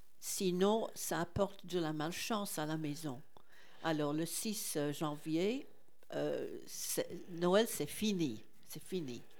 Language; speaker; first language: French; non-native, fluent; English